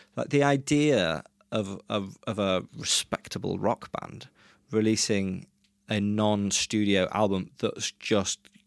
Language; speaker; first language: English; native; English